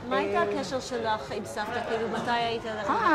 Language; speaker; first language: Hebrew; native; Hebrew